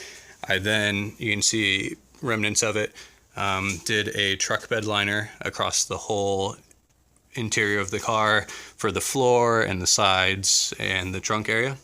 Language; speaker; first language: English; native; English